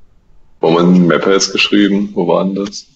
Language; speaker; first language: German; native; German